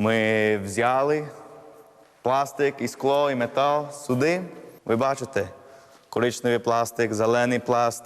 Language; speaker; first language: Ukrainian; non-native, learner; English